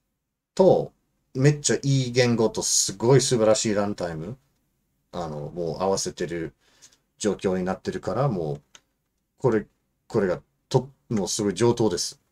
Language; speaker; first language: Japanese; non-native, fluent; English